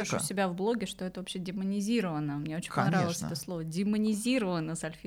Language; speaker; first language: Russian; native; Russian